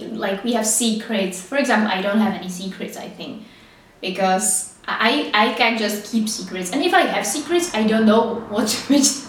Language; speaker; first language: English; non-native, fluent; Czech